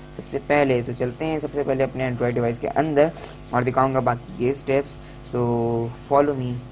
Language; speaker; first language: Hindi; native; Hindi